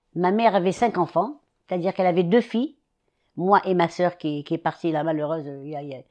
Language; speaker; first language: French; native; French